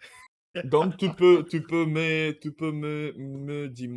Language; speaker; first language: French; non-native, learner; Russian